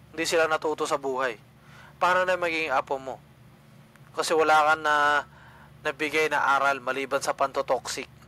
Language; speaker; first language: Filipino; non-native, local second language; Cebuano